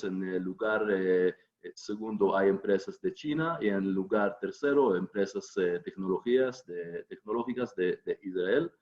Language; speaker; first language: Spanish; non-native, fluent; Hebrew